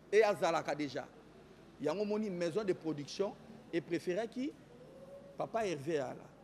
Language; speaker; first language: French; non-native, local second language; Lingala